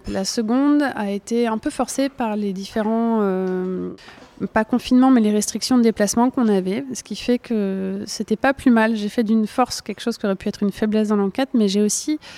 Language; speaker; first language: French; native; French